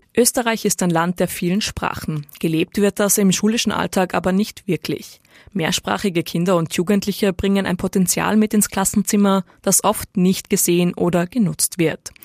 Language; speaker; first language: German; native; German